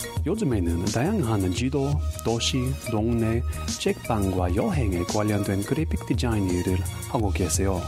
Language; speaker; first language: Korean; non-native, fluent; English